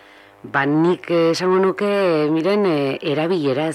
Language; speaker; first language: Basque; native; Basque